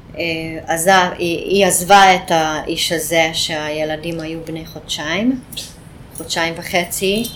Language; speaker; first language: Hebrew; non-native, fluent; Hungarian